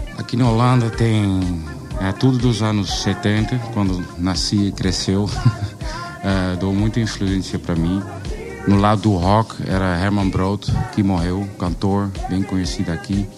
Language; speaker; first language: Portuguese; non-native, learner; Dutch